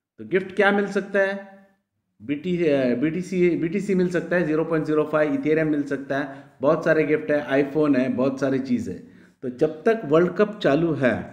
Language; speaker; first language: Hindi; non-native, local second language; Marathi